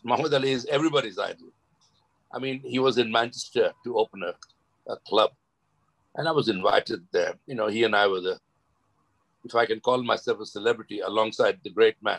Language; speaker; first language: English; non-native, local second language; Gujarati